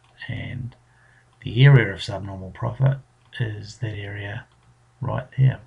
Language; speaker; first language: English; native; English